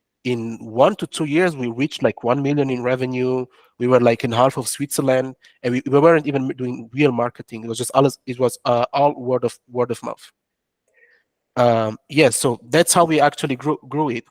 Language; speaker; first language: English; non-native, fluent; French